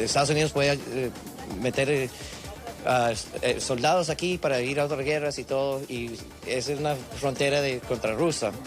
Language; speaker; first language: Spanish; early bilingual, heritage; Spanish